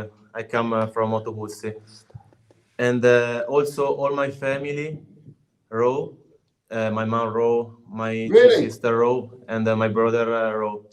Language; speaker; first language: English; non-native, learner; Italian